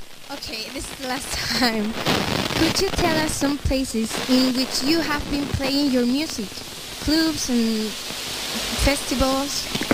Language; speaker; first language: English; non-native, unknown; Spanish